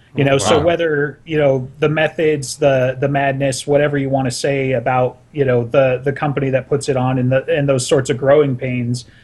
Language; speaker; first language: English; native; English